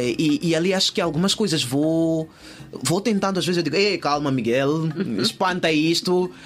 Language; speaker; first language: Portuguese; native; Portuguese